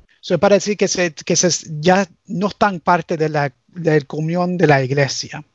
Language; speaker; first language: Spanish; early bilingual, heritage; English